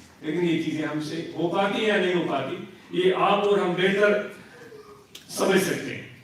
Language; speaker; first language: Urdu; non-native, local second language; Sindhi